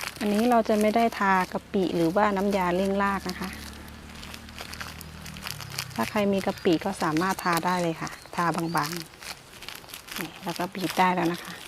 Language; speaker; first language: Thai; native; Thai